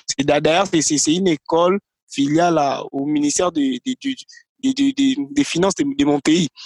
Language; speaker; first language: French; non-native, local second language; Lingala